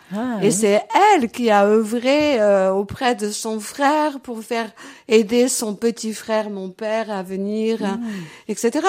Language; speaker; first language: French; early bilingual, other home language; Portuguese